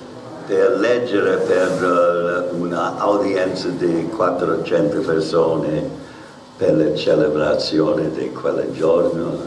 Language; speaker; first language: Italian; non-native, learner; English